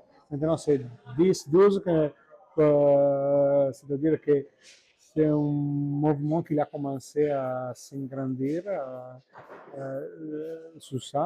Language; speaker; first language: French; non-native, learner; Italian